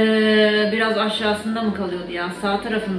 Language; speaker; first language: Turkish; native; Turkish